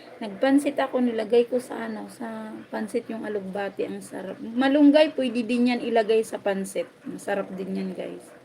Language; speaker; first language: Filipino; non-native, local second language; Waray